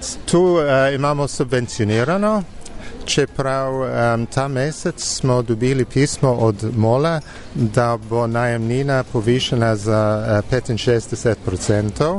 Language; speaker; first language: Slovenian; non-native, fluent; English